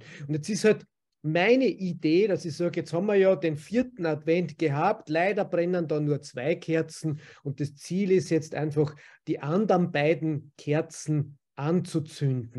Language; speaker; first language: German; native; German